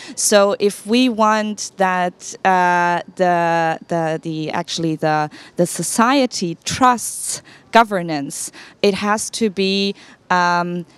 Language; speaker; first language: English; non-native, fluent; German